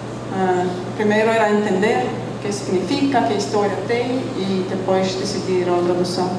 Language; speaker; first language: Portuguese; non-native, fluent; Estonian